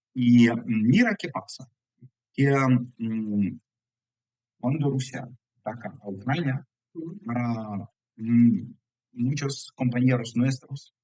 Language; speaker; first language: Spanish; non-native, fluent; Ukrainian